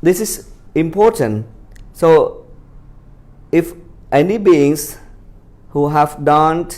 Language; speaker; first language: English; non-native, fluent; Khmer